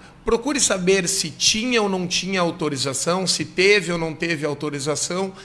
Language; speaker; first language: Portuguese; native; Portuguese